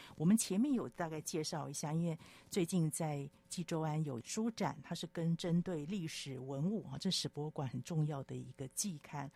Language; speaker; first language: Chinese; native; Chinese